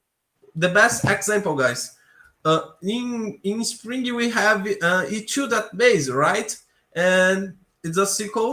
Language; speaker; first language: English; non-native, learner; Portuguese